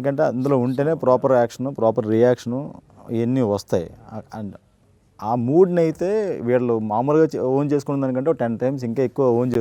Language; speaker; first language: Telugu; native; Telugu